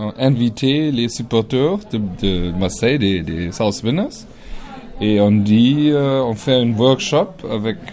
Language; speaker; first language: French; non-native, learner; German